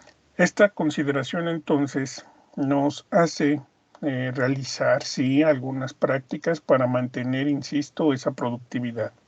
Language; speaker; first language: Spanish; native; Spanish